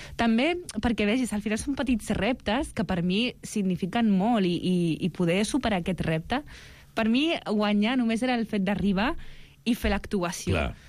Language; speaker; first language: Catalan; early bilingual, other home language; Arabic